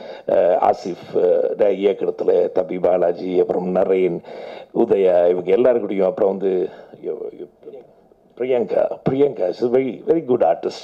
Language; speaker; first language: Tamil; native; Tamil